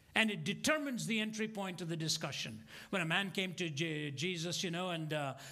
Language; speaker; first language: English; non-native, local second language; Hindi